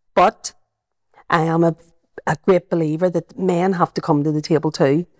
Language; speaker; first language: English; native; English